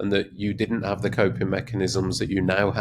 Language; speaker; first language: English; native; English